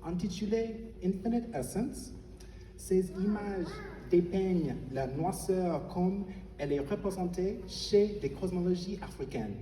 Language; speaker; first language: French; non-native, fluent; English